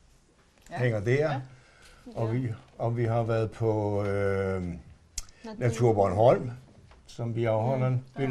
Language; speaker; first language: Danish; native; Danish